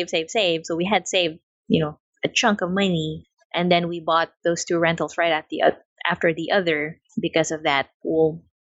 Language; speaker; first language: English; non-native, local second language; Filipino